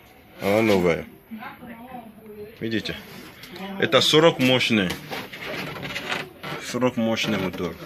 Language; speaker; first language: Russian; non-native, learner; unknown